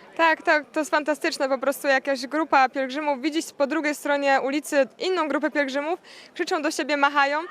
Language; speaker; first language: Polish; native; Polish